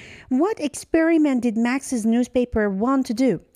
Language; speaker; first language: English; non-native, fluent; Persian